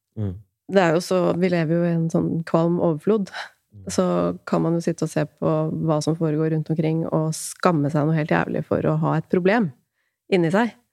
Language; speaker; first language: Norwegian; native; Norwegian